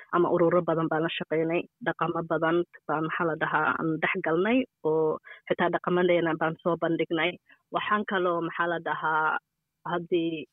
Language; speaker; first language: Somali; early bilingual, heritage; Somali